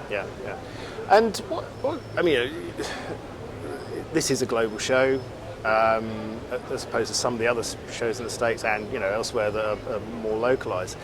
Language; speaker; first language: English; native; English